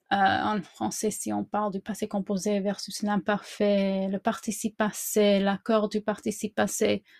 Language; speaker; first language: French; non-native, fluent; English